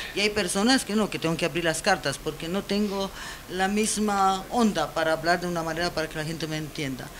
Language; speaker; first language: Spanish; non-native, fluent; Romanian